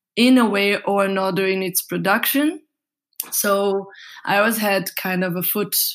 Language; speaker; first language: English; non-native, fluent; Portuguese